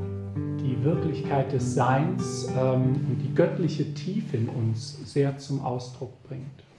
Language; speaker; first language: German; native; German